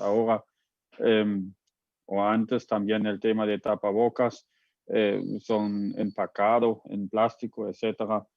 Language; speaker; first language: Spanish; non-native, fluent; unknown